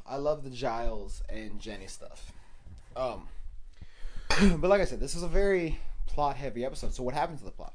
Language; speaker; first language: English; native; English